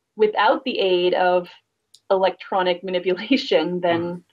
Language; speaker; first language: English; native; English